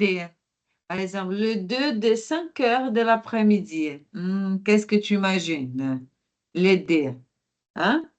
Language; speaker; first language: French; non-native, fluent; Portuguese